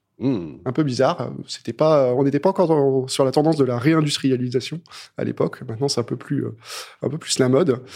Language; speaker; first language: French; native; French